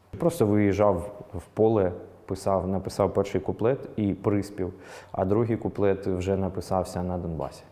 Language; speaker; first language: Ukrainian; non-native, local second language; Russian